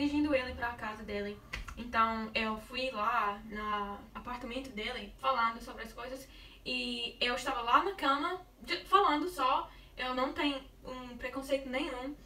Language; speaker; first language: Portuguese; non-native, learner; English